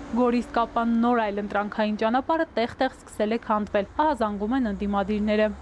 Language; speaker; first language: Armenian; native; Armenian